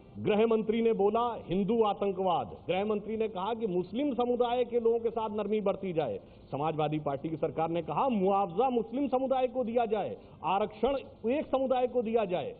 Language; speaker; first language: Hindi; native; Hindi